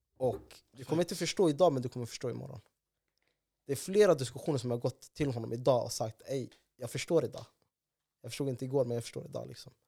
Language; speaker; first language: Swedish; early bilingual, other home language; Somali